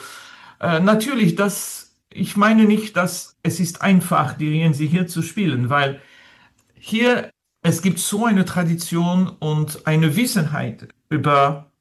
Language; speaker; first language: German; non-native, learner; French